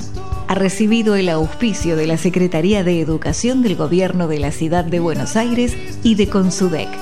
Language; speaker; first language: Spanish; native; Spanish